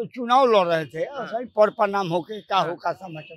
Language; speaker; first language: Hindi; native; Hindi